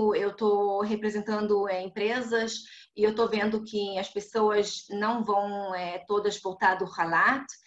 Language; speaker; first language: Portuguese; non-native, fluent; Hebrew